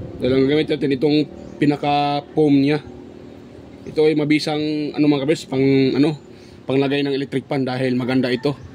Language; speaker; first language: Filipino; native; Filipino